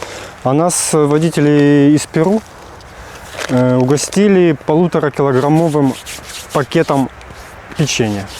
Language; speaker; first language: Russian; native; Russian